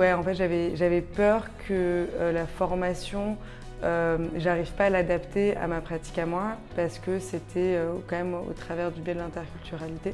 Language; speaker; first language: French; native; French